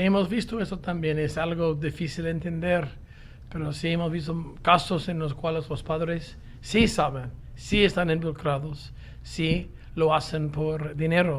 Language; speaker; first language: Spanish; non-native, fluent; English